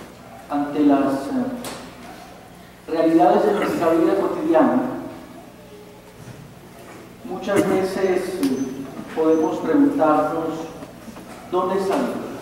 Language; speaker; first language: Spanish; native; Spanish